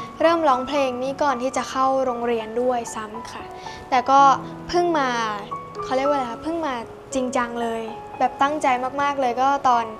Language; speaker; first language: Thai; native; Thai